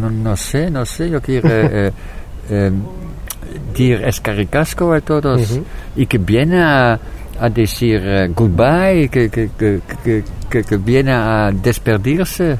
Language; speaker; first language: Spanish; non-native, fluent; Dutch